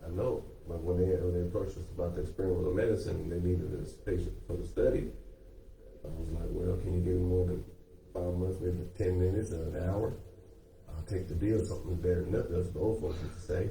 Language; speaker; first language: English; native; English